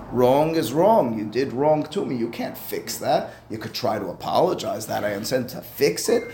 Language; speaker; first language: English; native; English